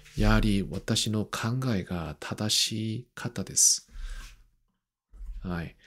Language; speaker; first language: Japanese; non-native, learner; Korean